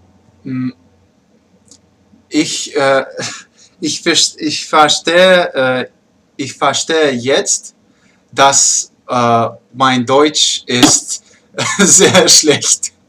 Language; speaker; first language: German; non-native, learner; Chechen